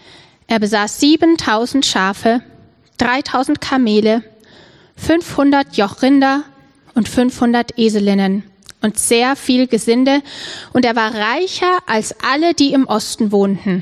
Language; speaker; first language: German; native; German